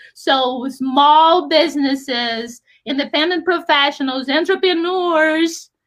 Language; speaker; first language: English; non-native, fluent; Portuguese